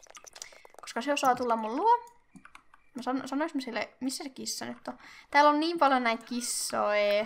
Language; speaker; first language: Finnish; native; Finnish